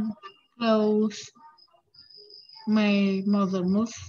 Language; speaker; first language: English; non-native, learner; Vietnamese